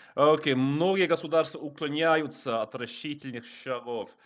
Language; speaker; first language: Russian; non-native, fluent; English